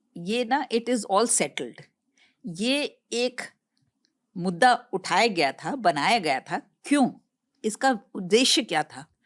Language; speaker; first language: Hindi; native; Hindi